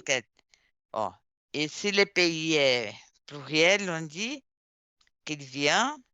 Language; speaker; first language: French; non-native, fluent; Portuguese